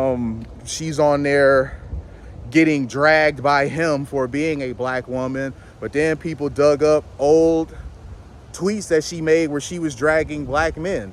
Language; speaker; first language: English; native; English